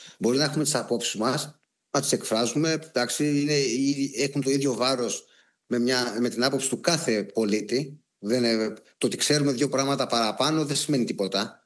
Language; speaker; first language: Greek; native; Greek